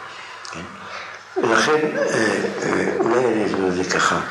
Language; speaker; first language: Hebrew; non-native, fluent; French